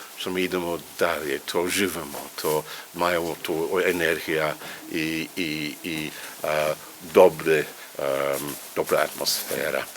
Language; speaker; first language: Ukrainian; non-native, learner; English